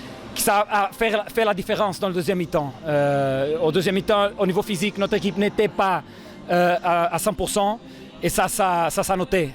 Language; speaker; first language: French; non-native, fluent; Portuguese